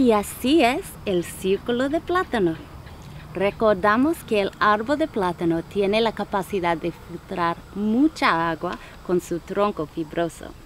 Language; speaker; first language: Spanish; non-native, learner; English